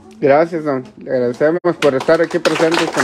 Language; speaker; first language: Spanish; native; Spanish